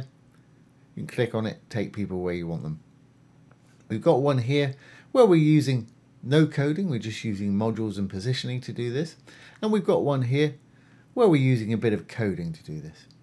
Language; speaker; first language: English; native; English